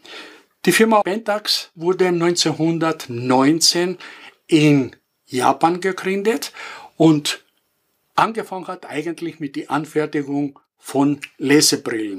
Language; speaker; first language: German; non-native, fluent; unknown